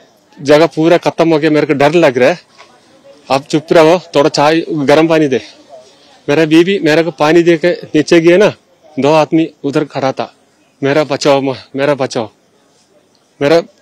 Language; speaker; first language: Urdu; non-native, local second language; Malayalam